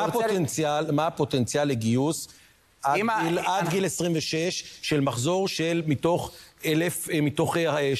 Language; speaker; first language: Hebrew; native; Hebrew